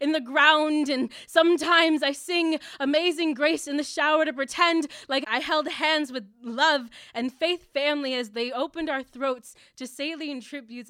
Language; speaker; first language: English; native; English